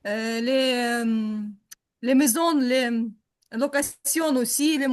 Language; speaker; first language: French; non-native, learner; Ukrainian